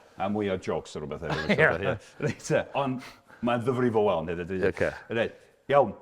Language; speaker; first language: Welsh; non-native, fluent; English